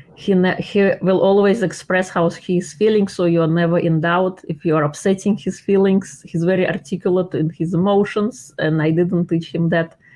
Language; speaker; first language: English; non-native, fluent; Russian